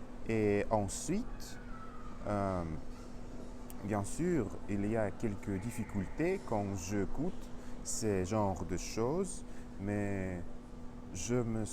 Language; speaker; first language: French; non-native, learner; Russian